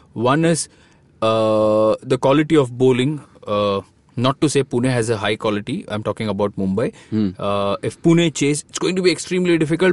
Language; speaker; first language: English; non-native, local second language; Hindi